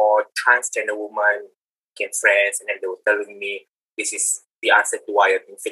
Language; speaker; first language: English; non-native, local second language; Malay